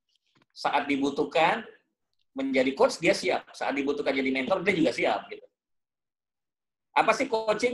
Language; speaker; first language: Indonesian; native; Indonesian